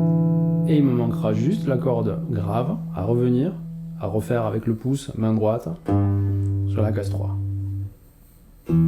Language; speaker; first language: French; native; French